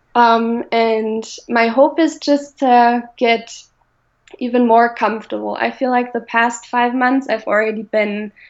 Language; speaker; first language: English; non-native, fluent; German